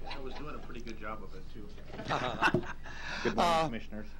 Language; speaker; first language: English; native; English